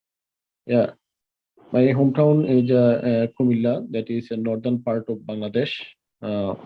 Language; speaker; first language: English; non-native, learner; Bangla